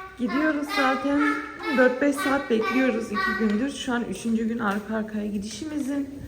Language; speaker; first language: Turkish; early bilingual, heritage; Turkish